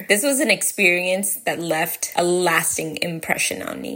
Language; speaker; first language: English; early bilingual, other home language; Gujarati